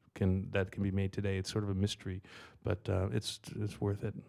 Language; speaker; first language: English; native; English